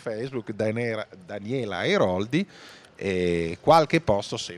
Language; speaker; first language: Italian; native; Italian